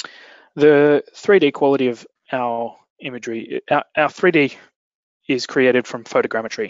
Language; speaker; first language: English; native; English